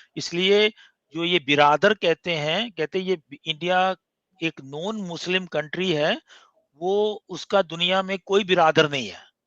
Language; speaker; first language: Hindi; non-native, fluent; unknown